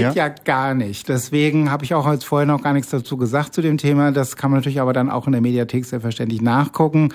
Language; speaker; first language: German; native; German